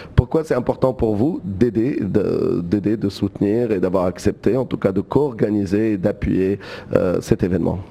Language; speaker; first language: French; non-native, local second language; Arabic